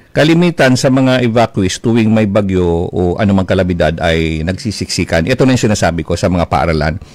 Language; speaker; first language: Filipino; non-native, local second language; Bikol